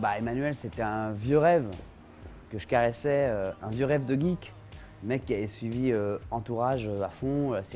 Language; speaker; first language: French; native; French